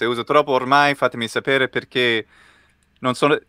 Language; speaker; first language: Italian; non-native, fluent; English